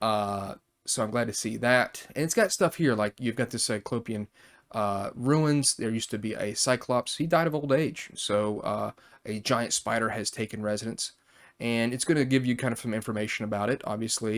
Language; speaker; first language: English; native; English